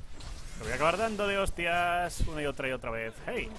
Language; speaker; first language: Spanish; native; Spanish